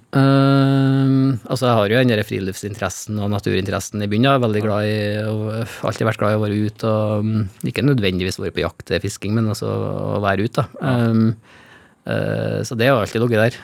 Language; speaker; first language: Norwegian; native; Norwegian